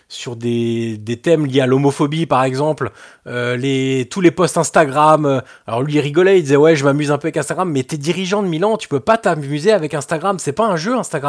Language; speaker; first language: French; native; French